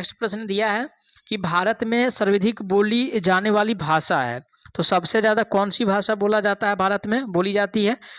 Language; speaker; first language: Hindi; native; Hindi